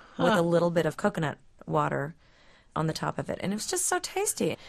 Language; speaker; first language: English; native; English